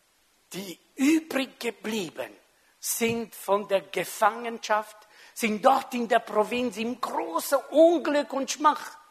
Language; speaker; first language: German; non-native, local second language; French